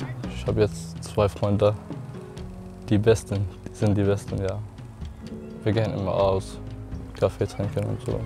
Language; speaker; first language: German; non-native, learner; Arabic